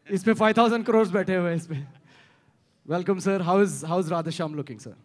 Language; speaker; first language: Hindi; non-native, local second language; Telugu